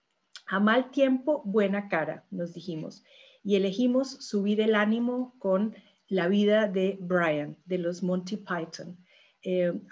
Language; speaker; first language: Spanish; native; Spanish